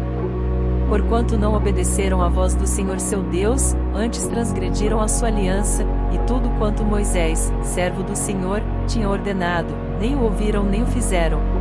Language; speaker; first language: Portuguese; native; Portuguese